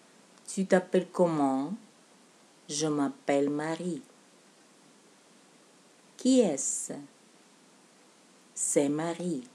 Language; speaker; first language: French; non-native, fluent; Russian